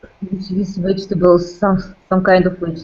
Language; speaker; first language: English; non-native, learner; Russian